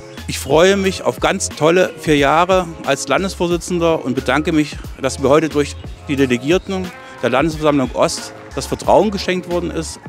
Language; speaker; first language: German; native; German